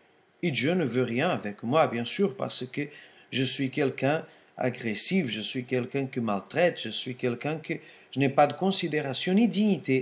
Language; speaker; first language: French; non-native, fluent; Portuguese